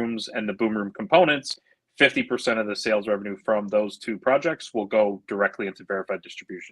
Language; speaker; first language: English; native; English